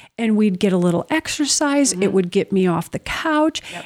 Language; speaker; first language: English; native; English